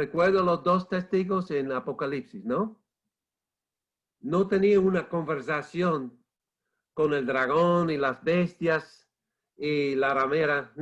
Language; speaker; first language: Spanish; non-native, fluent; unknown